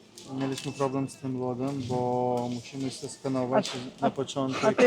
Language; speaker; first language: Polish; non-native, learner; Russian